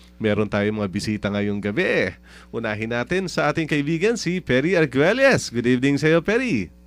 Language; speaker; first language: Filipino; native; Filipino